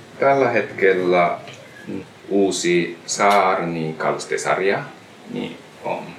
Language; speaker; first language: Finnish; non-native, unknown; Japanese